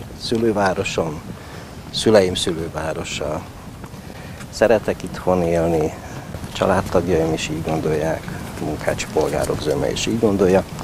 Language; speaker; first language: Hungarian; native; Hungarian